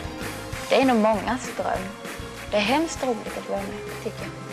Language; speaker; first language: Swedish; native; Swedish